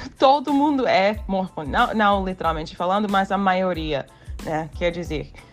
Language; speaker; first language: Portuguese; non-native, fluent; English